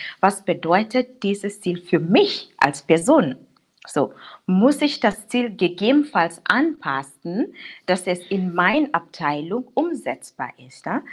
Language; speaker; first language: German; non-native, fluent; English